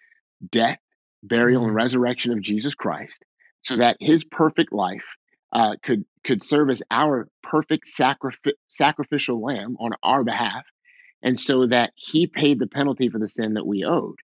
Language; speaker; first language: English; native; English